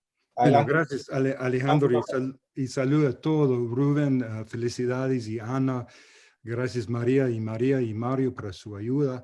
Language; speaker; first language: Spanish; non-native, fluent; English